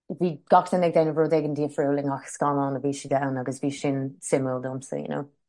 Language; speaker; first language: Irish; non-native, local second language; English